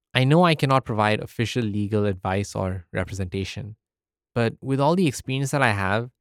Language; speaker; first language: English; early bilingual, other home language; Arabic